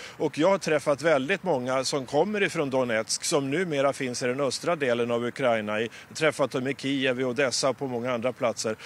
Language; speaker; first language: Swedish; native; Swedish